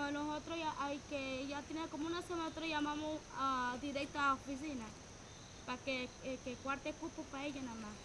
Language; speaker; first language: Spanish; native; Spanish